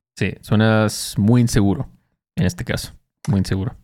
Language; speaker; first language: Spanish; native; Spanish